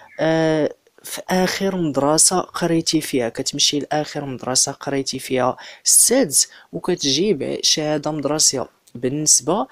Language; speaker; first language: Arabic; native; Arabic